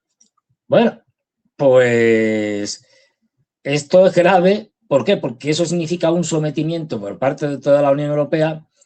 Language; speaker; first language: Spanish; native; Spanish